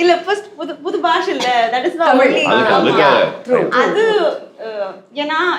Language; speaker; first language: Tamil; non-native, learner; Telugu